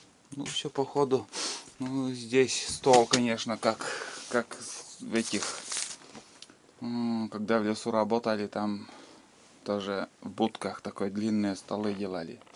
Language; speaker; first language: Russian; native; Russian